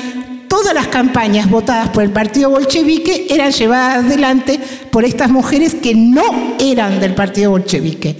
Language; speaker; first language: Spanish; native; Spanish